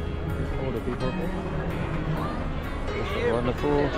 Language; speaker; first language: English; non-native, local second language; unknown